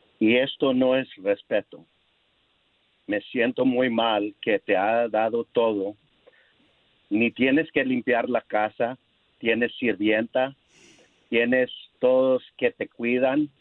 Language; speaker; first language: Spanish; non-native, learner; English